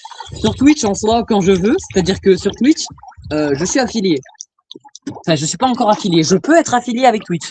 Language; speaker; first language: French; native; French